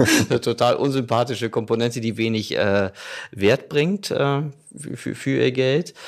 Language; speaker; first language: German; native; German